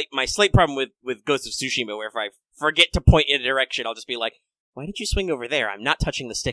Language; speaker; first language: English; native; English